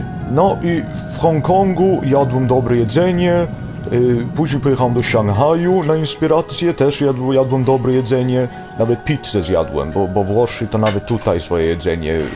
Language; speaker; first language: Polish; early bilingual, heritage; Polish